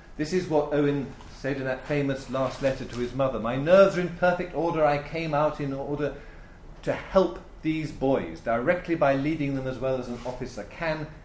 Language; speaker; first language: English; native; English